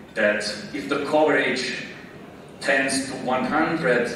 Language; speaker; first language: English; non-native, fluent; Italian